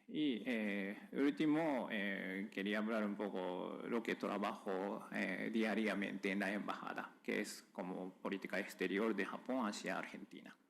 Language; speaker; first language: Spanish; non-native, fluent; Japanese